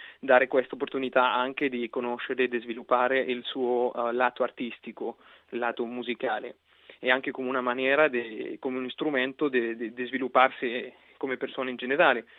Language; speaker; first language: Italian; non-native, fluent; Spanish